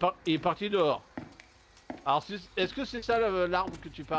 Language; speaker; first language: French; native; French